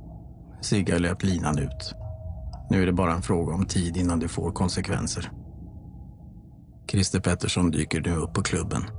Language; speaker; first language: Swedish; native; Swedish